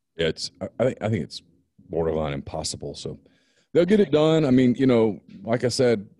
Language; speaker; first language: English; native; English